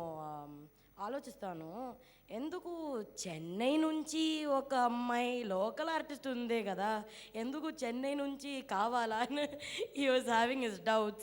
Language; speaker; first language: Telugu; non-native, fluent; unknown